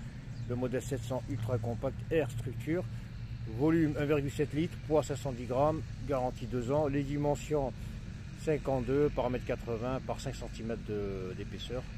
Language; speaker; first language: French; non-native, local second language; Arabic